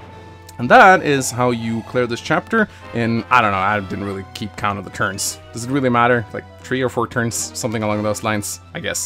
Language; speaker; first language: English; native; English